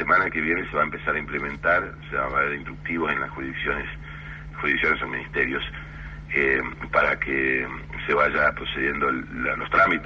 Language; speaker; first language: Spanish; native; Spanish